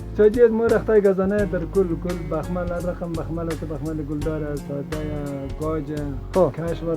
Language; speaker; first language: Persian; native; Persian